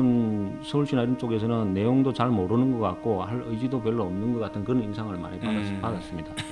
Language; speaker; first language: Korean; native; Korean